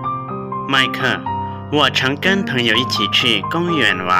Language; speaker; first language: Chinese; non-native, fluent; Lao